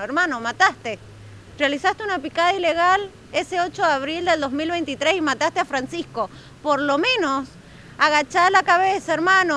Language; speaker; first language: Spanish; native; Spanish